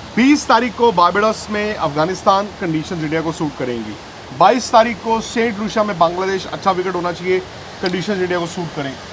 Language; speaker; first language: Hindi; native; Hindi